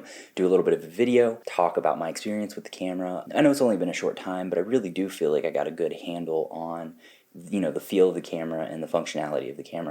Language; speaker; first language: English; native; English